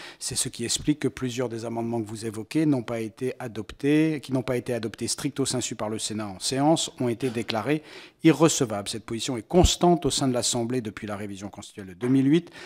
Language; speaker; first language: French; native; French